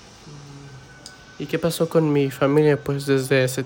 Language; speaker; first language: Spanish; early bilingual, heritage; Spanish